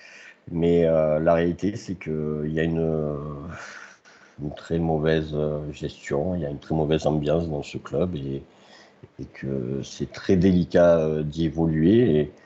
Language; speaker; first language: French; native; French